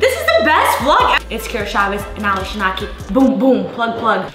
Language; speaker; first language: English; native; English